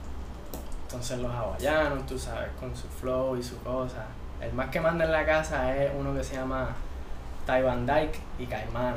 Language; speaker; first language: Spanish; native; Spanish